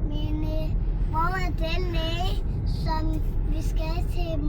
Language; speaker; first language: Danish; early bilingual, other home language; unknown